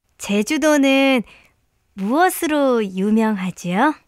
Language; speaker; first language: Korean; native; Korean